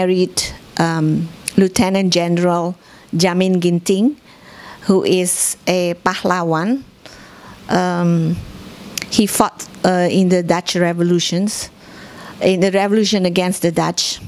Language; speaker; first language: English; non-native, fluent; Indonesian